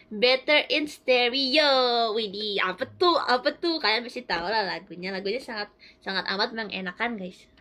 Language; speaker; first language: Indonesian; native; Indonesian